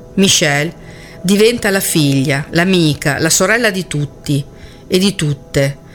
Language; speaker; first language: Italian; native; Italian